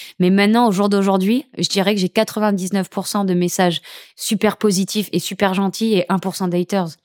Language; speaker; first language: French; native; French